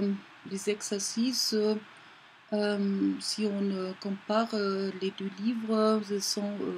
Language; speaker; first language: French; non-native, learner; German